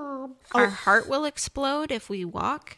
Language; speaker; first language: English; native; English